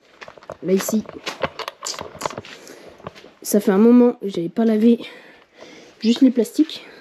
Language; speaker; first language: French; native; French